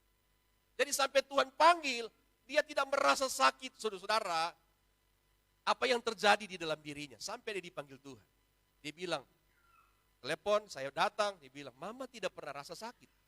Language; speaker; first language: Indonesian; native; Indonesian